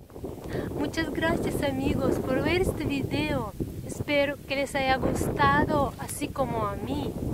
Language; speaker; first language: Spanish; non-native, learner; Russian